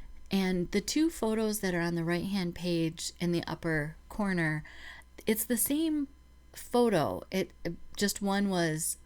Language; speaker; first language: English; native; English